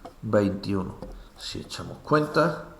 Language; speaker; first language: Spanish; native; Spanish